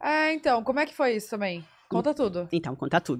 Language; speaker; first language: Portuguese; native; Portuguese